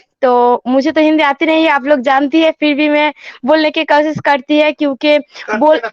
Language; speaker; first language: Hindi; non-native, learner; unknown